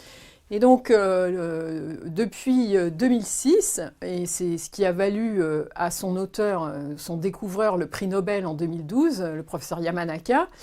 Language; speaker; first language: French; native; French